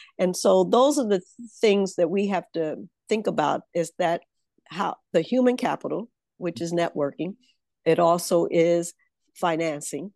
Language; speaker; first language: English; native; English